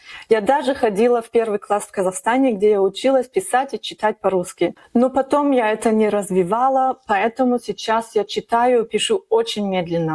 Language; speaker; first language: Russian; early bilingual, heritage; Russian